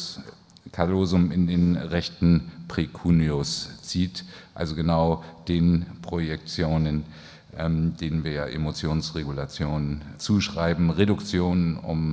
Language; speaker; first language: German; native; German